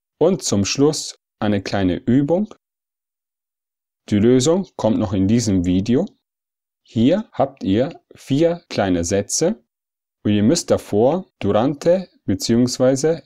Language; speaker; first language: German; early bilingual, other home language; Italian